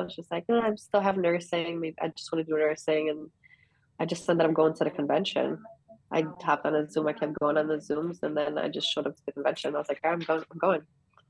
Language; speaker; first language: English; early bilingual, other home language; Greek